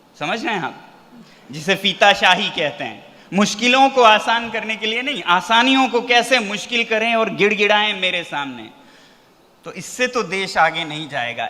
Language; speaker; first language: Hindi; non-native, local second language; Ladakhi